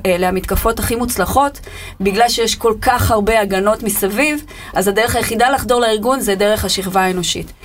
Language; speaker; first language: Hebrew; native; Hebrew